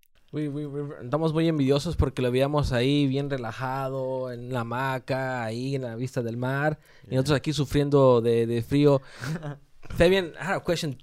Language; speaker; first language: Spanish; early bilingual, heritage; Spanish